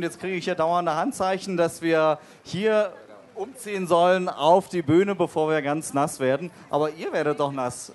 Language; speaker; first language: German; native; German